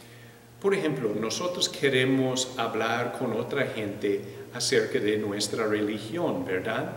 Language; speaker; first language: Spanish; non-native, fluent; English